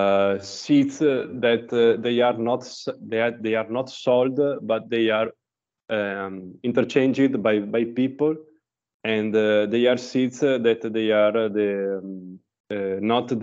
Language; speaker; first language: English; non-native, learner; Italian